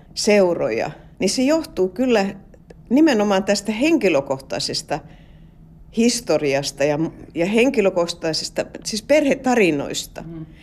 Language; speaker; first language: Finnish; non-native, local second language; Swedish